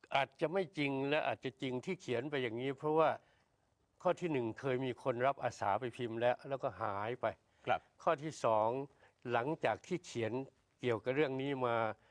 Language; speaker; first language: Thai; native; Thai